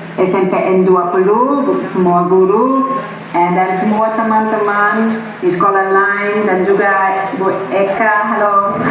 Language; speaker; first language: Indonesian; non-native, fluent; English